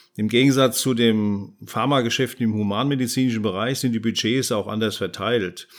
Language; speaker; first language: German; native; German